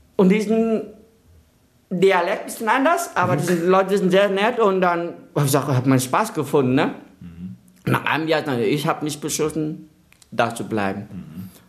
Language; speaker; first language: German; non-native, fluent; Vietnamese